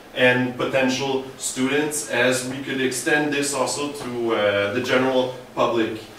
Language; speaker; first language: English; native; English